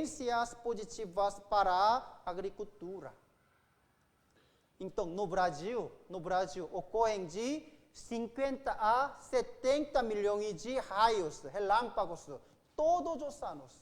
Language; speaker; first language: Portuguese; non-native, fluent; Korean